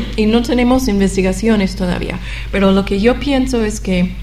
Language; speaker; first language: Spanish; non-native, fluent; English